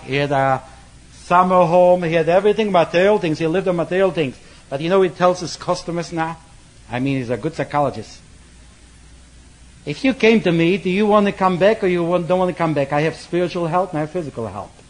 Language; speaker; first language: English; non-native, fluent; Polish